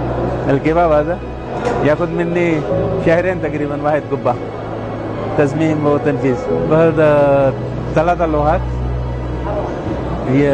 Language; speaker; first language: Arabic; non-native, fluent; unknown